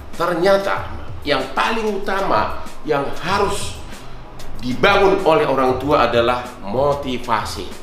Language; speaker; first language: Indonesian; non-native, local second language; Batak Toba